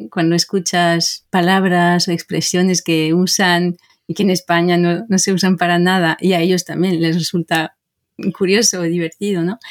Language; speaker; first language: Spanish; non-native, fluent; French